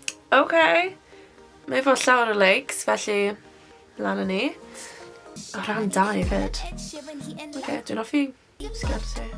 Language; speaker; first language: Welsh; non-native, local second language; English